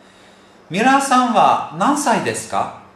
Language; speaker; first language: Japanese; non-native, fluent; Turkish